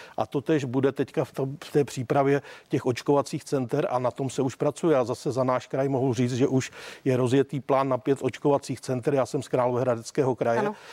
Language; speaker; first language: Czech; native; Czech